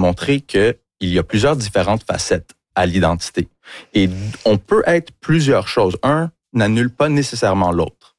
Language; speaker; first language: French; early bilingual, other home language; English